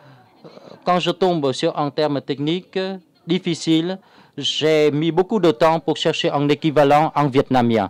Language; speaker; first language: French; non-native, fluent; Vietnamese